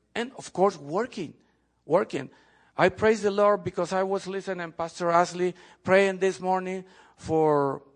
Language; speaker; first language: English; non-native, fluent; Spanish